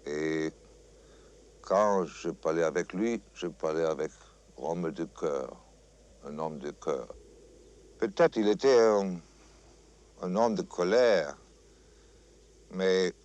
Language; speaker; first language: French; non-native, fluent; German